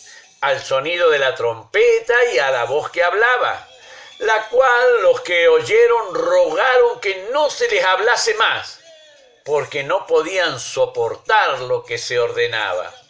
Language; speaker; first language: Spanish; native; Spanish